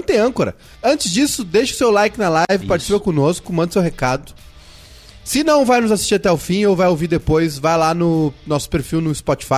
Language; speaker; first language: Portuguese; native; Portuguese